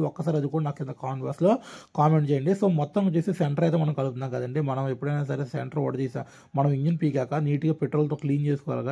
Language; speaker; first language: Telugu; non-native, local second language; Urdu